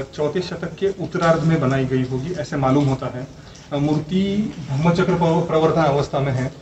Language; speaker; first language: Hindi; non-native, local second language; Marathi